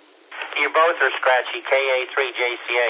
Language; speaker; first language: English; native; English